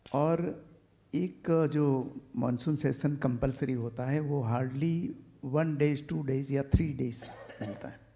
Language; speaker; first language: Hindi; non-native, local second language; Gujarati